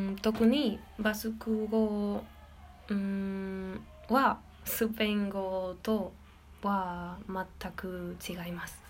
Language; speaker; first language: Japanese; non-native, learner; Spanish